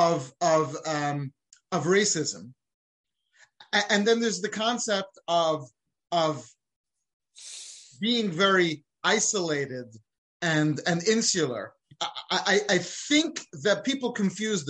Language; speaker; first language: English; native; English